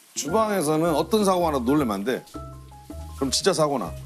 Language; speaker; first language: Korean; native; Korean